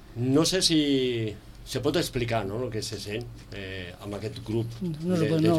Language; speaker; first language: Catalan; native; Catalan